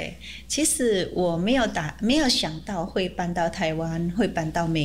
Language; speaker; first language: Chinese; early bilingual, heritage; Chinese